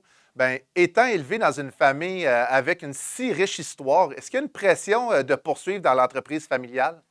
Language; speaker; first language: French; native; French